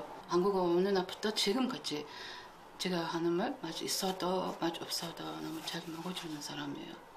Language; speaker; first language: Korean; non-native, fluent; Mongolian